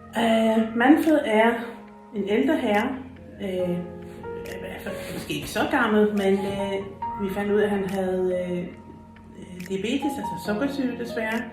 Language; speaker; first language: Danish; non-native, fluent; English